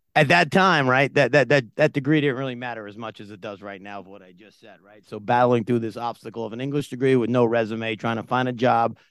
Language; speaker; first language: English; native; English